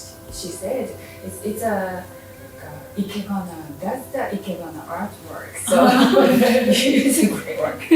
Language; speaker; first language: English; non-native, learner; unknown